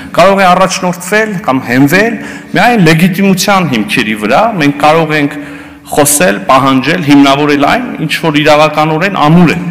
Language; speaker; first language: Armenian; native; Armenian